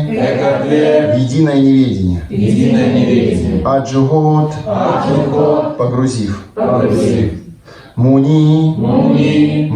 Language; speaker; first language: Russian; native; Russian